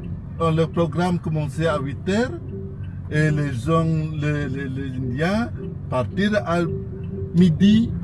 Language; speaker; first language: French; non-native, learner; Indonesian